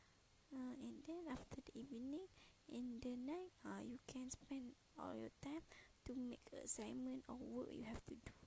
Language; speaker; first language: English; non-native, learner; Malay